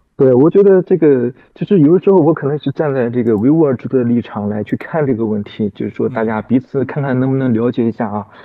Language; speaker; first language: Chinese; non-native, local second language; Kazakh